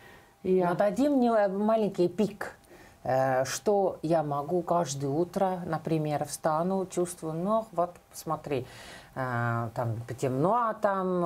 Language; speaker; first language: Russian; non-native, local second language; Estonian